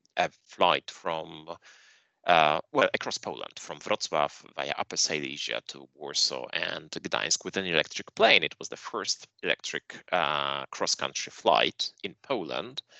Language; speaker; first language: English; non-native, fluent; Polish